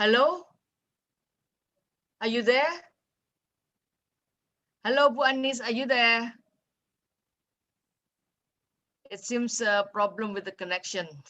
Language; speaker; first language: English; non-native, fluent; Indonesian